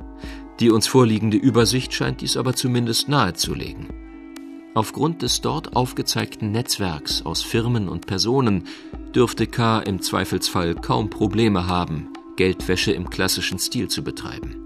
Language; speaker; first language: German; native; German